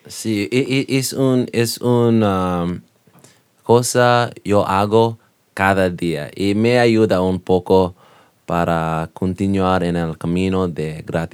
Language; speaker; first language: Spanish; non-native, learner; English